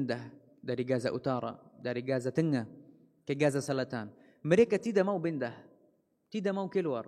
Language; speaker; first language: Indonesian; non-native, fluent; Arabic